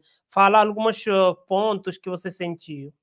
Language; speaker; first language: Portuguese; non-native, learner; Hindi